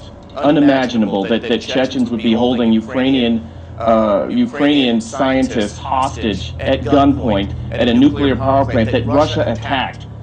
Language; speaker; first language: English; native; English